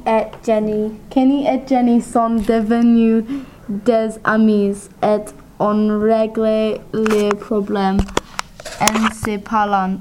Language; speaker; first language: French; non-native, learner; Spanish